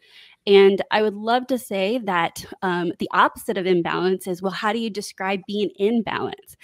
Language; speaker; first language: English; native; English